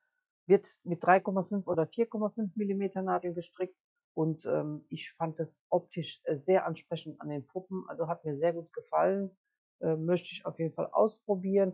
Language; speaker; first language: German; native; German